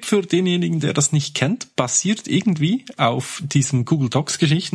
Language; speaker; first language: German; native; German